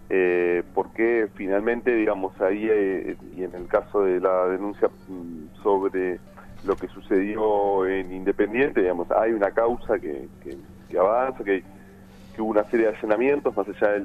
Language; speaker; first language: Spanish; native; Spanish